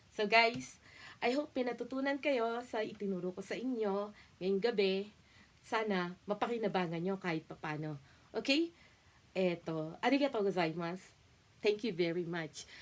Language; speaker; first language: Filipino; native; Filipino